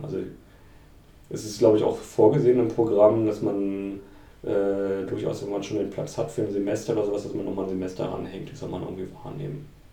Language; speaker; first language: German; native; German